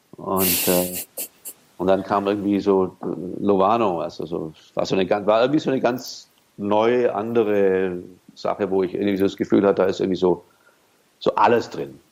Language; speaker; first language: German; native; German